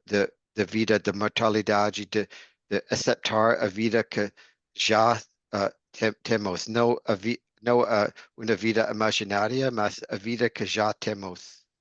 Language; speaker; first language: Portuguese; non-native, learner; English